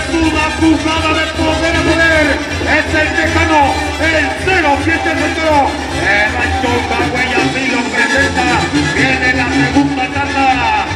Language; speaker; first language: Spanish; native; Spanish